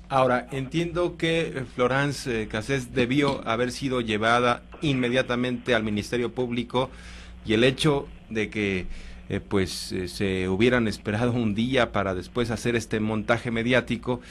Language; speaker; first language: Spanish; native; Spanish